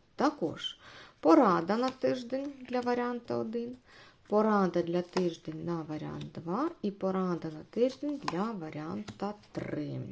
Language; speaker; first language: Ukrainian; non-native, local second language; Russian